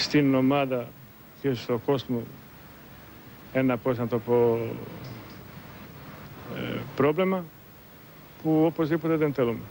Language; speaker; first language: Greek; non-native, fluent; Serbian